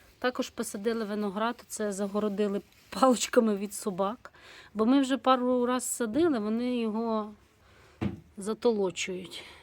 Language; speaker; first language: Ukrainian; non-native, local second language; Russian